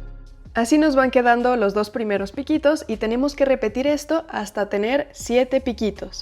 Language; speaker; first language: Spanish; native; Spanish